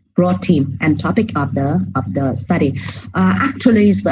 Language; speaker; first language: English; non-native, fluent; Vietnamese